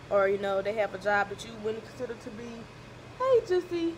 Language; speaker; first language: English; native; English